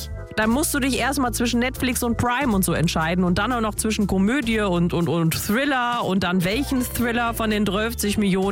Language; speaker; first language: German; native; German